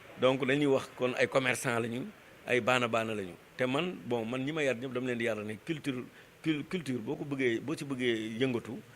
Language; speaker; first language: Wolof; non-native, local second language; Fula